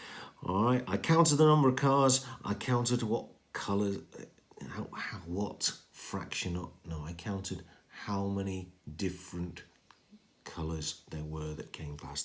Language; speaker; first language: English; native; English